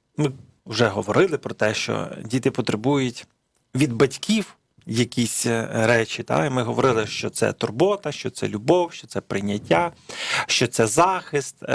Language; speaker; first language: Ukrainian; native; Ukrainian